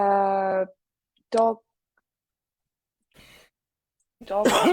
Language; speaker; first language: English; non-native, learner; Ukrainian